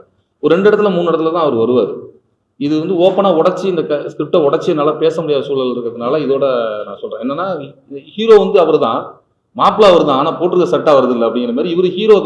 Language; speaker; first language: Tamil; native; Tamil